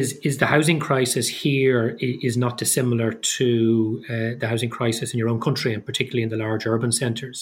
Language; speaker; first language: English; native; English